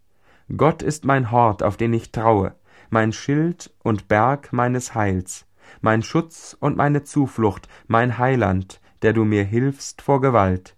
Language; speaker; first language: German; native; German